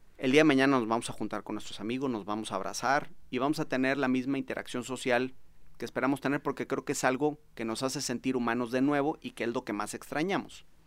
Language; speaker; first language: Spanish; native; Spanish